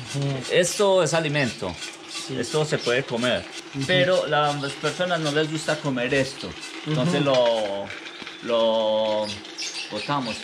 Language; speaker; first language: Spanish; native; Spanish